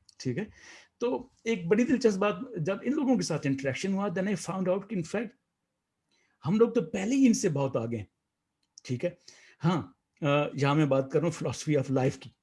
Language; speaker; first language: Urdu; non-native, local second language; Saraiki